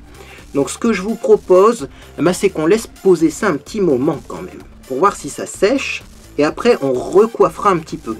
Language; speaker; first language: French; native; French